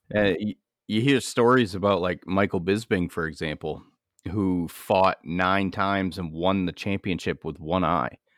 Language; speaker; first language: English; native; English